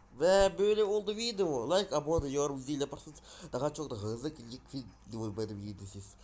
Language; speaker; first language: Turkish; non-native, learner; Russian